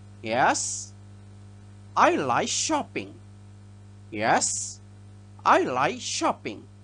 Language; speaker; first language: English; non-native, fluent; Thai